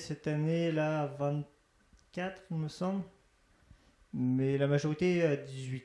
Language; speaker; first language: French; native; French